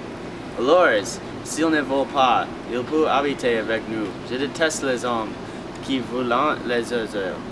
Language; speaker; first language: French; non-native, learner; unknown